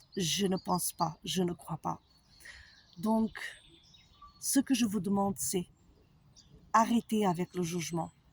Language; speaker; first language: French; non-native, fluent; Portuguese